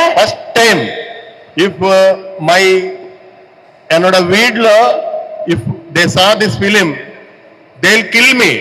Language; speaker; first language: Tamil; non-native, learner; Telugu